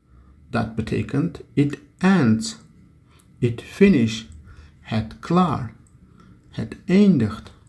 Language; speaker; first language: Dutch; non-native, learner; Turkish